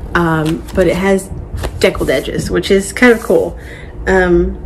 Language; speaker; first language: English; native; English